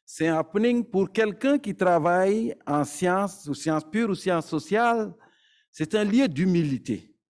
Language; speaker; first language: French; non-native, local second language; Serer